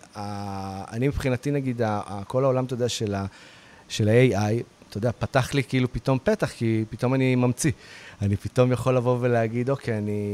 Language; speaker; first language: Hebrew; native; Hebrew